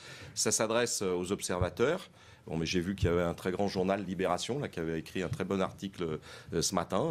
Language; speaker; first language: French; native; French